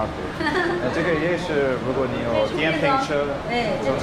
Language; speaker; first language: Chinese; non-native, fluent; English